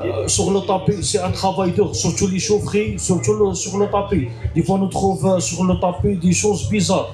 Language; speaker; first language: French; non-native, learner; Arabic